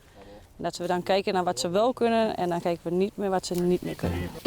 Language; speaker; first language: Dutch; native; Dutch